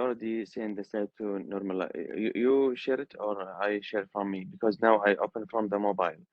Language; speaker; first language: English; non-native, learner; Arabic